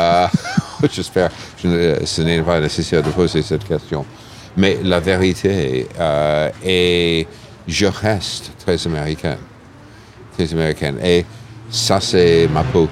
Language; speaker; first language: French; non-native, fluent; English